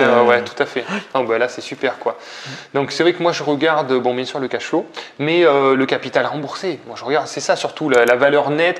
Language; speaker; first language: French; native; French